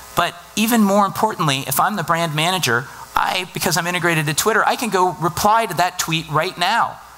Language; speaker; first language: English; native; English